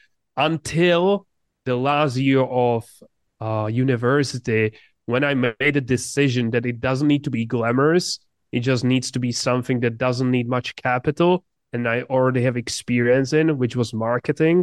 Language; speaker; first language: English; non-native, fluent; Czech